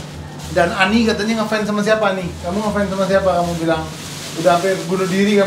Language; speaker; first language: Indonesian; native; Indonesian